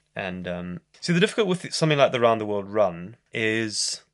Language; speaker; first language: English; native; English